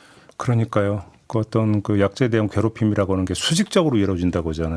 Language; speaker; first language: Korean; native; Korean